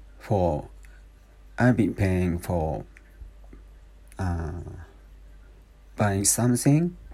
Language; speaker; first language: English; non-native, learner; Japanese